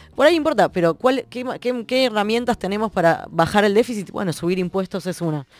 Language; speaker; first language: Spanish; native; Spanish